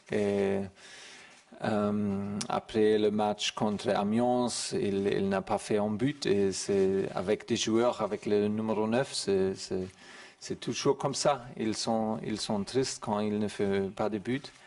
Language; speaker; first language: French; non-native, learner; German